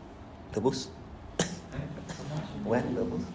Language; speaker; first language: French; non-native, learner; Vietnamese